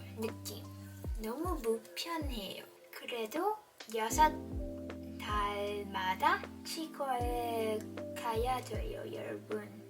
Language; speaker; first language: Korean; non-native, learner; English